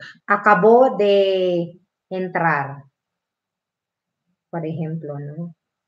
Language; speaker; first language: Spanish; non-native, fluent; Filipino